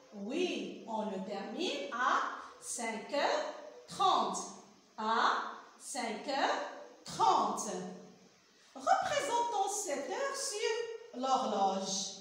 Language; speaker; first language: French; non-native, local second language; Arabic